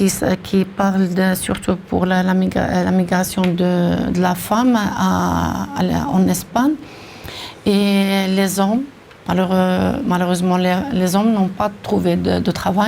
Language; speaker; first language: French; non-native, local second language; Arabic